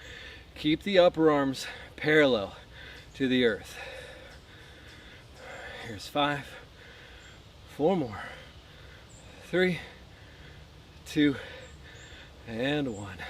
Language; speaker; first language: English; native; English